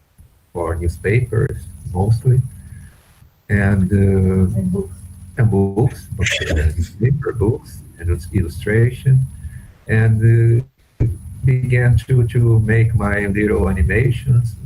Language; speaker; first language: English; non-native, fluent; Portuguese